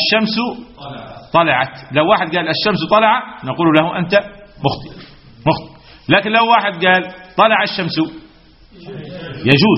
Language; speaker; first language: Arabic; native; Arabic